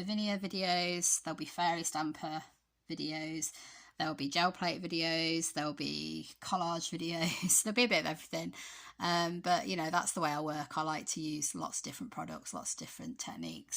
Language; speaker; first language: English; native; English